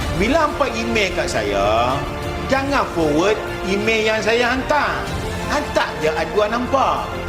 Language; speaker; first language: Malay; native; Malay